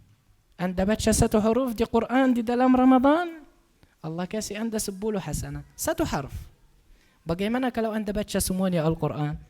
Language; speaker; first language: Indonesian; non-native, learner; Arabic